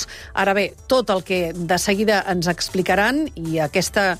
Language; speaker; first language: Catalan; native; Catalan